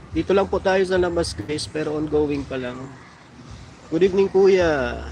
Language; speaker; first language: Filipino; native; Filipino